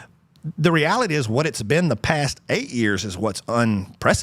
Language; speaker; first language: English; native; English